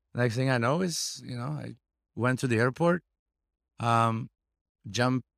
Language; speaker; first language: English; non-native, fluent; Slovak